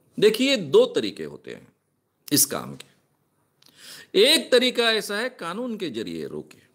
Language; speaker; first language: Hindi; non-native, local second language; Marathi